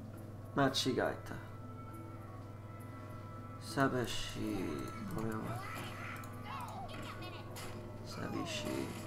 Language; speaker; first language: Japanese; non-native, learner; English